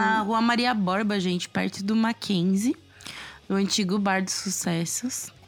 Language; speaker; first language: Portuguese; native; Portuguese